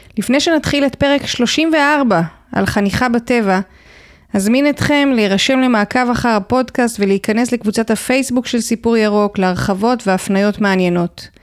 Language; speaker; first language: Hebrew; native; Hebrew